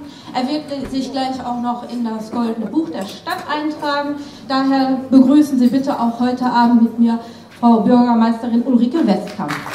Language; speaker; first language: German; native; German